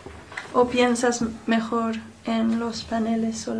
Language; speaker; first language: Spanish; non-native, learner; English